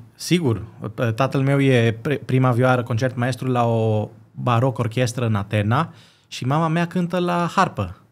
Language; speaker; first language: Romanian; early bilingual, heritage; Greek